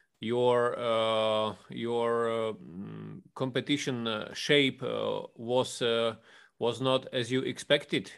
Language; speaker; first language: English; non-native, fluent; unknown